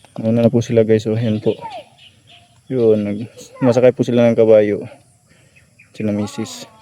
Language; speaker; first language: Filipino; non-native, local second language; Cebuano